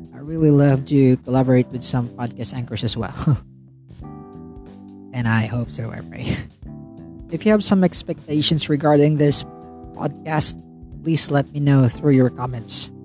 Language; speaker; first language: English; non-native, local second language; Filipino